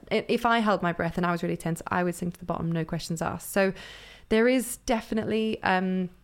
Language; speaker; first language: English; native; English